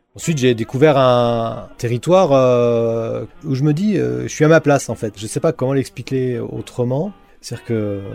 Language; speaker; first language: French; native; French